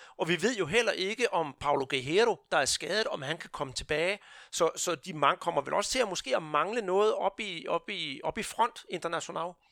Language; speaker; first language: Danish; non-native, fluent; Portuguese